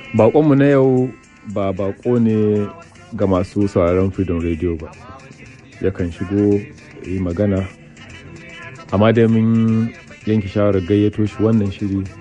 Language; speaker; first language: Hausa; native; Hausa